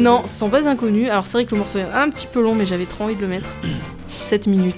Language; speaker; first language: French; native; French